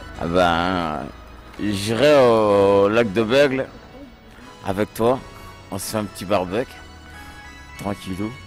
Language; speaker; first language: French; early bilingual, other home language; Portuguese